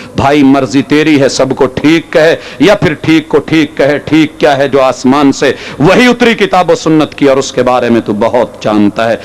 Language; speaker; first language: Urdu; non-native, local second language; Punjabi